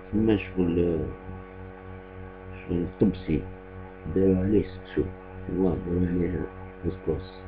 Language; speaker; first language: French; non-native, local second language; Arabic